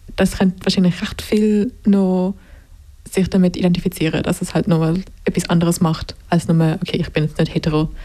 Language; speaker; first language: German; native; German